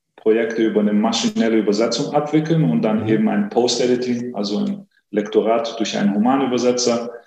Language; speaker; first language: German; early bilingual, other home language; Greek